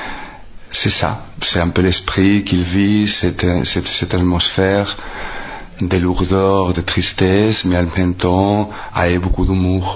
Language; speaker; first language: French; non-native, fluent; Spanish